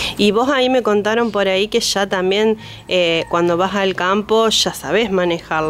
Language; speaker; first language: Spanish; native; Spanish